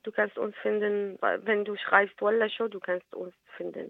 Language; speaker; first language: German; non-native, learner; Arabic